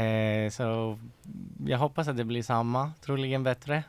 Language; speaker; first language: Swedish; non-native, fluent; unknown